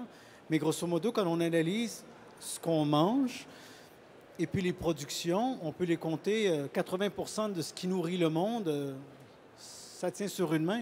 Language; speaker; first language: French; native; French